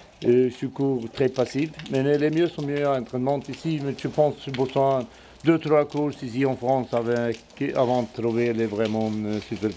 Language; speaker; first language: French; non-native, learner; Swedish